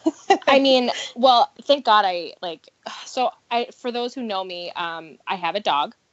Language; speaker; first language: English; native; English